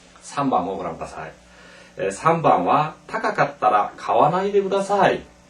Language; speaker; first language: Japanese; non-native, fluent; Korean